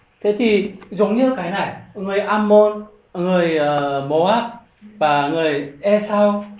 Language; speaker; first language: Vietnamese; non-native, learner; Korean